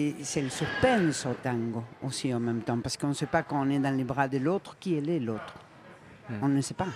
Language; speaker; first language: French; non-native, fluent; Spanish